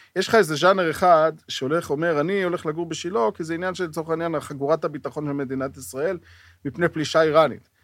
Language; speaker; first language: Hebrew; native; Hebrew